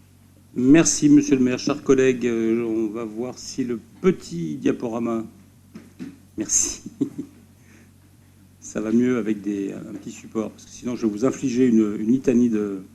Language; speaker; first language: French; native; French